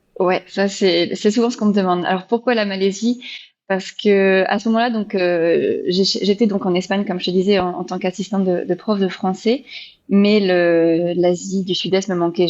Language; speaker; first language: French; native; French